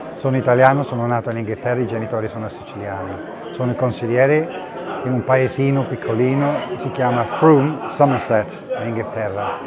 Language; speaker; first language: Italian; early bilingual, heritage; Italian